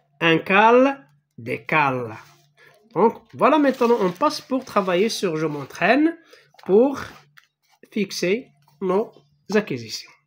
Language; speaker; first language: French; non-native, local second language; Arabic